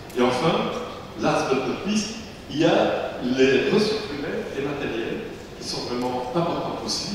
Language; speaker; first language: French; native; French